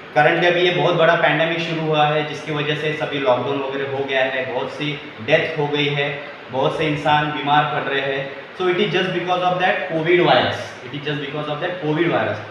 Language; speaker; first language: Hindi; non-native, local second language; Marathi